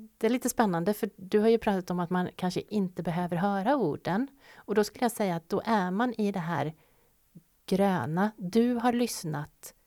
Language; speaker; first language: Swedish; native; Swedish